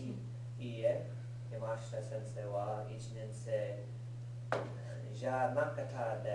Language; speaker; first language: Japanese; non-native, learner; English